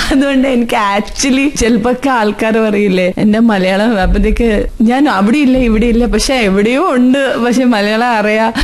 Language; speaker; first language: Malayalam; early bilingual, heritage; Malayalam